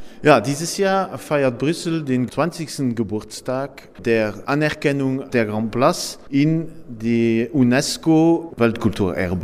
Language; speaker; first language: German; non-native, fluent; Dutch